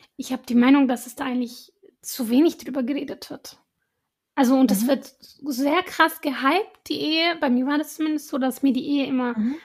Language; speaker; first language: German; early bilingual, other home language; Arabic